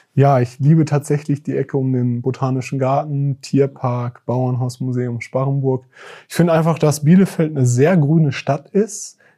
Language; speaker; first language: German; native; German